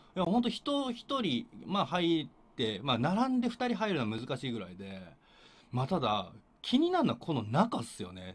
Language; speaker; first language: Japanese; native; Japanese